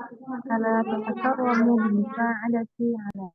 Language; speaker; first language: Arabic; non-native, learner; Indonesian